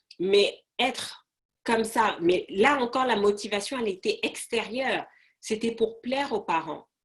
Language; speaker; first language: French; non-native, local second language; Arabic